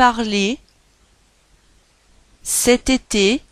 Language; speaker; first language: French; non-native, learner; Chinese